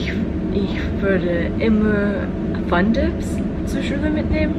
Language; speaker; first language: German; non-native, learner; English